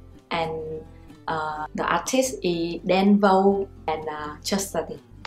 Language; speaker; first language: English; non-native, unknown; Vietnamese